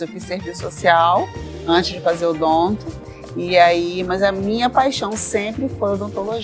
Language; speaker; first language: Portuguese; native; Portuguese